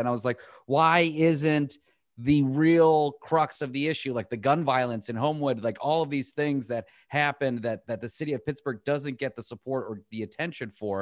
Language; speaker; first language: English; native; English